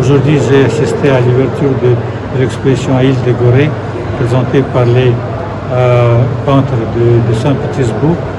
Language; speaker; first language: French; non-native, fluent; Russian